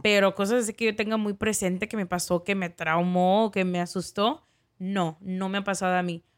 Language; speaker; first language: Spanish; native; Spanish